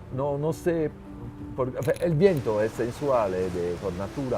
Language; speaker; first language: Spanish; non-native, learner; French